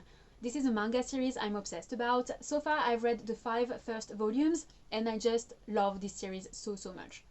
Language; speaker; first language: English; non-native, fluent; French